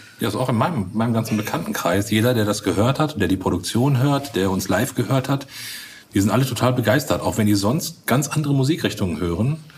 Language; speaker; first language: German; native; German